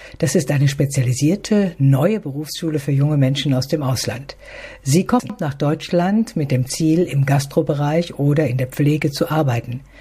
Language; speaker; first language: German; native; German